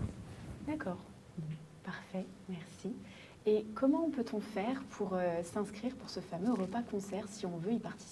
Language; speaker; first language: French; native; French